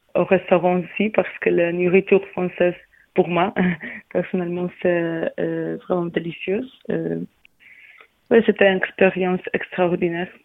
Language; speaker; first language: French; non-native, learner; Polish